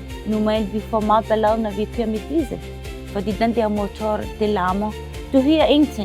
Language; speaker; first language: Danish; non-native, learner; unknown